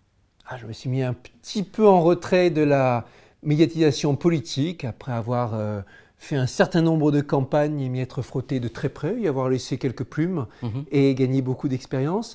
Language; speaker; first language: French; native; French